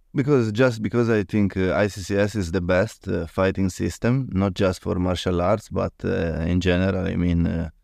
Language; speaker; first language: English; non-native, learner; Italian